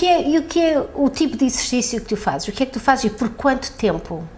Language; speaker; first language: Portuguese; early bilingual, heritage; Portuguese